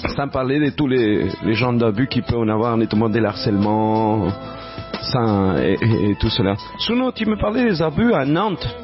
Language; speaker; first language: French; native; French